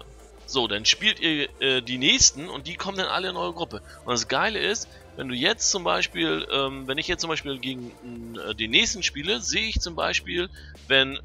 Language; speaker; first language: German; native; German